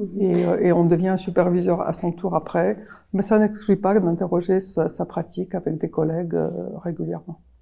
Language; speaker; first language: French; early bilingual, other home language; Armenian